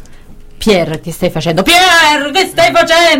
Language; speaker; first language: Italian; native; Italian